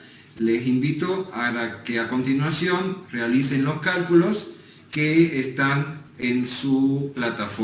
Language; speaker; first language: Spanish; native; Spanish